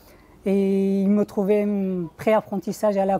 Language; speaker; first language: French; non-native, fluent; Kurdish